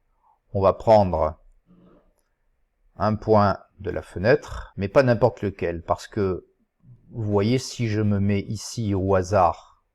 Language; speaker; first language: French; native; French